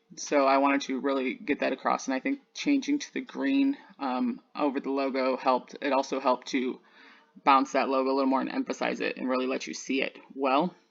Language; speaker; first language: English; native; English